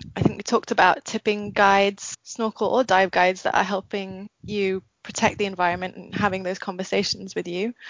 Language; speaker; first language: English; native; English